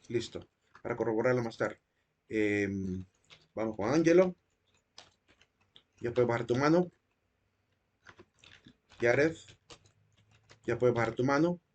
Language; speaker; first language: Spanish; native; Spanish